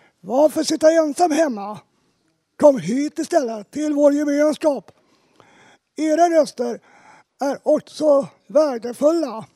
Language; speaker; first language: Swedish; native; Swedish